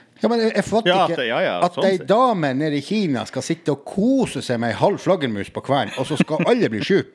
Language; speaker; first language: Norwegian; native; Norwegian